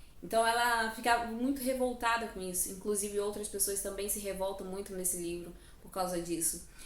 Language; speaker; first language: Portuguese; native; Portuguese